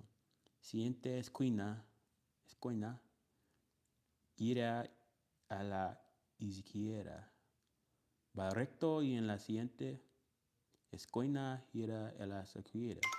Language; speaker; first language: Spanish; non-native, learner; English